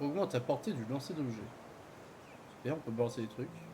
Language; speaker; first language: French; native; French